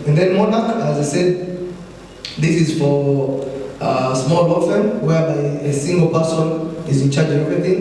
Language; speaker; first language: English; non-native, local second language; Swahili